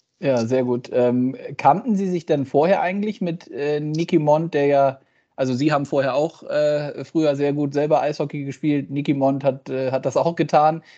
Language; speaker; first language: German; native; German